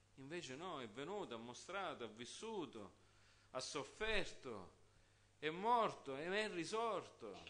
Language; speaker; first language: Italian; native; Italian